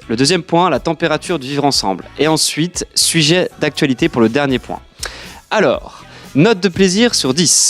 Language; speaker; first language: French; native; French